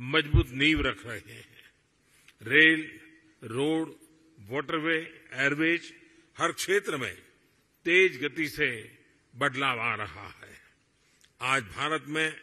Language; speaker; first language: Hindi; non-native, local second language; Gujarati